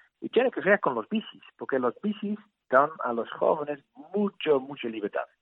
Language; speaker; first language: Spanish; non-native, learner; Dutch